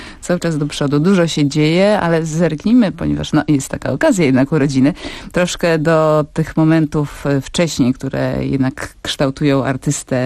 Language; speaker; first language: Polish; native; Polish